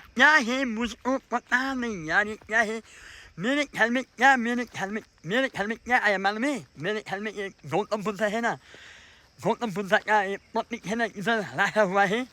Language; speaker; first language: Hindi; non-native, fluent; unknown